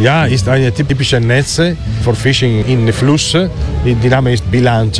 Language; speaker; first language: German; non-native, learner; Italian